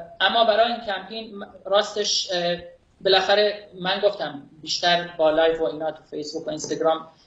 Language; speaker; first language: Persian; non-native, local second language; Kurdish